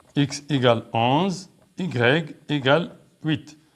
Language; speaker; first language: French; non-native, local second language; Arabic